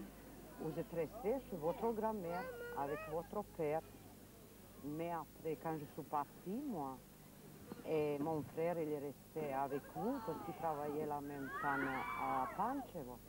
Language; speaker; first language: French; non-native, learner; Serbian